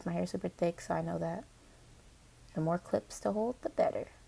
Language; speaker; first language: English; native; English